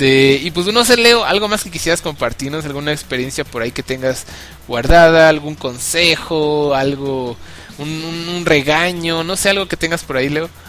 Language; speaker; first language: Spanish; native; Spanish